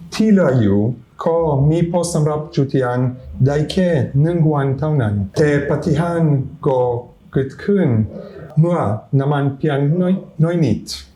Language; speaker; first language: Thai; non-native, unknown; Hebrew